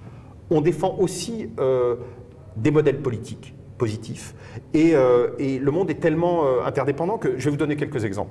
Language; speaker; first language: French; native; French